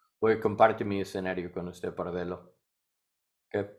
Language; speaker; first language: Spanish; non-native, learner; English